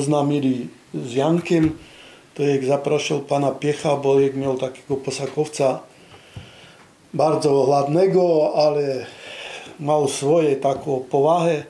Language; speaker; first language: Polish; non-native, learner; Slovak